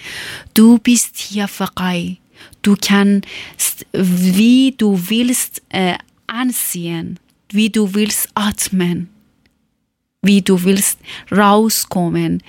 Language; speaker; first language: German; non-native, learner; Persian